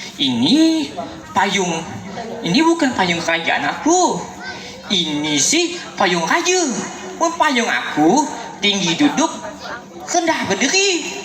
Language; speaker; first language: Malay; native; Malay